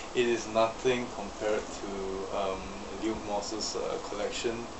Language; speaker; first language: English; non-native, local second language; Chinese